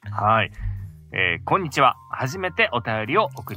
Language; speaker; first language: Japanese; native; Japanese